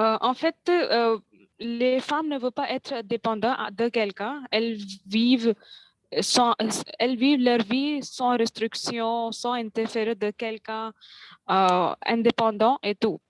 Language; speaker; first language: French; non-native, learner; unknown